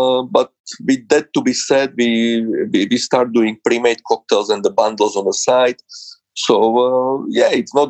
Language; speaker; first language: English; non-native, fluent; Slovak